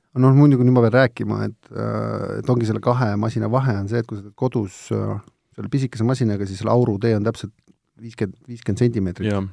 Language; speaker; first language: Estonian; native; Estonian